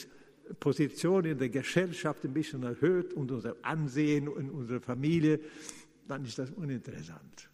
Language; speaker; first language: German; non-native, fluent; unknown